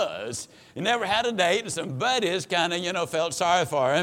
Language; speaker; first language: English; native; English